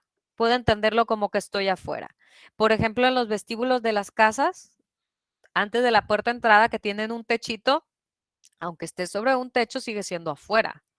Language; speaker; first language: Spanish; native; Spanish